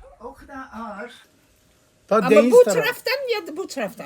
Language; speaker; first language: Turkish; non-native, learner; English